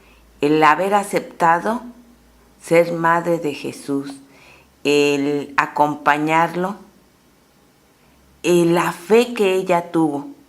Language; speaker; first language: Spanish; native; Spanish